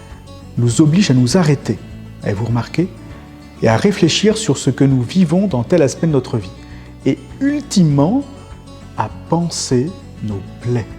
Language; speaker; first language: French; native; French